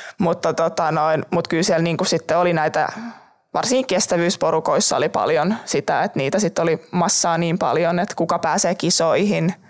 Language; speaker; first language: Finnish; native; Finnish